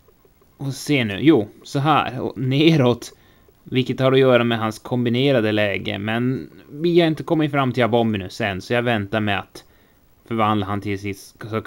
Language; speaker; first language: Swedish; native; Swedish